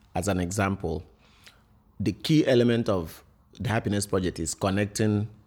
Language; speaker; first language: English; non-native, local second language; Igbo